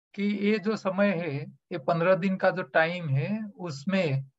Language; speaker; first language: Hindi; non-native, local second language; Gujarati